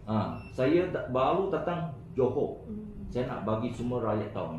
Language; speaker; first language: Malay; non-native, local second language; Chinese